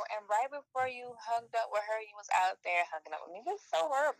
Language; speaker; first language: English; native; English